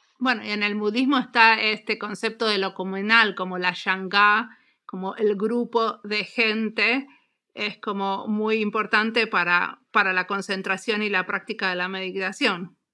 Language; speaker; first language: Spanish; native; Spanish